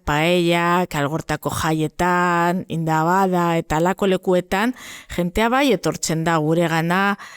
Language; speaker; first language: Basque; non-native, local second language; Spanish